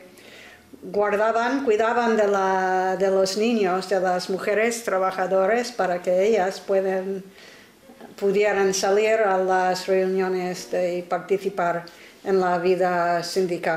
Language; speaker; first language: Spanish; non-native, fluent; English